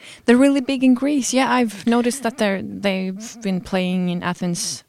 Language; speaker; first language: English; non-native, fluent; Norwegian